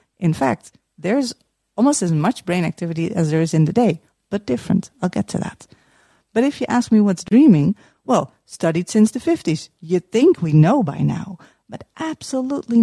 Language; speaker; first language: English; non-native, fluent; Dutch